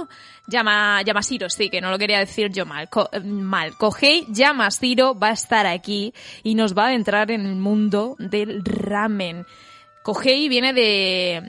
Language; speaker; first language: Spanish; native; Spanish